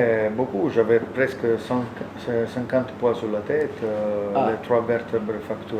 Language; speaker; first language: French; non-native, learner; Italian